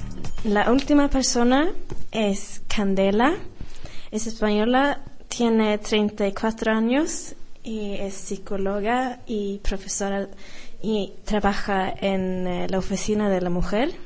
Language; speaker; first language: Spanish; non-native, fluent; Swedish